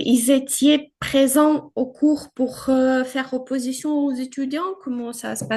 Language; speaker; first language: French; non-native, fluent; Ukrainian